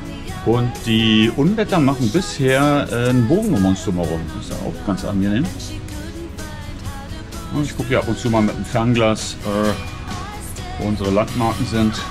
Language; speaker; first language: German; native; German